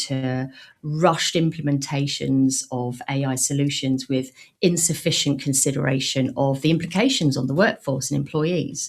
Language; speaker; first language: English; native; English